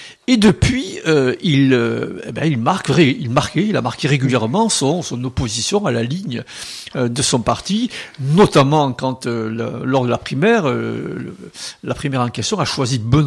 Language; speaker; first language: French; native; French